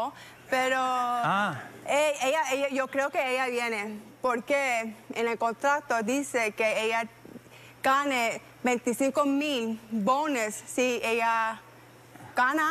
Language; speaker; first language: Spanish; early bilingual, heritage; Spanish